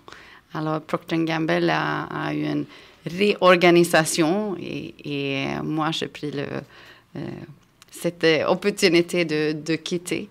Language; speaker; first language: French; non-native, fluent; Swedish